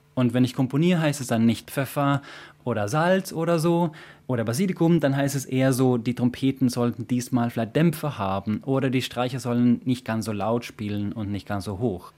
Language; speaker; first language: German; non-native, fluent; Swedish